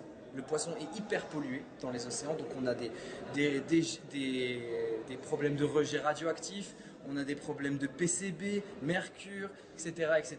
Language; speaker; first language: French; early bilingual, heritage; French